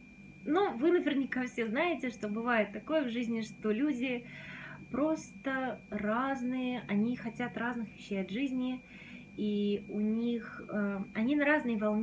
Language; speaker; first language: Russian; native; Russian